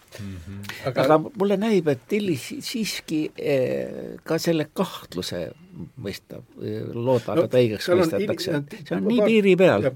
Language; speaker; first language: Estonian; native; Estonian